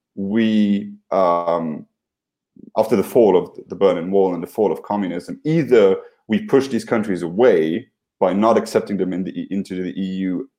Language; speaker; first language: English; non-native, fluent; Luxembourgish